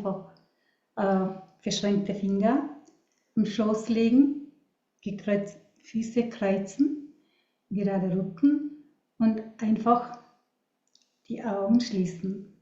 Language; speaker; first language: German; non-native, learner; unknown